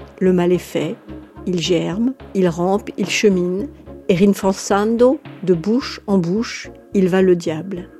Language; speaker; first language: French; native; French